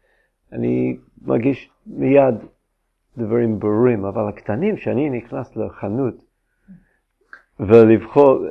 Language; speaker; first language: Hebrew; non-native, fluent; English